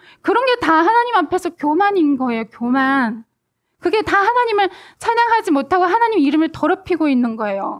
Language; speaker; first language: Korean; native; Korean